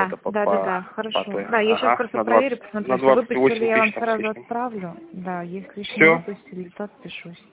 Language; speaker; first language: Russian; native; Russian